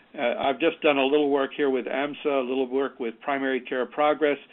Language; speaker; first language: English; native; English